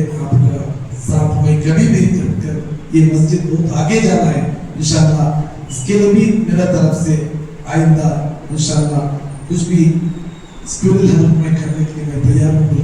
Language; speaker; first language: Hindi; non-native, local second language; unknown